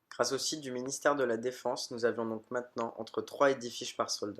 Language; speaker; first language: French; native; French